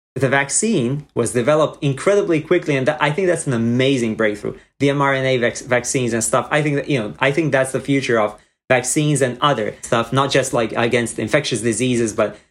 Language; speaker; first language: English; non-native, fluent; Croatian